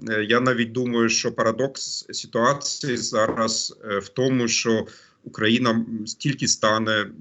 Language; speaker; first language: Ukrainian; non-native, fluent; German